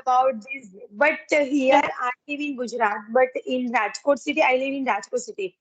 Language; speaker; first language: English; non-native, learner; Gujarati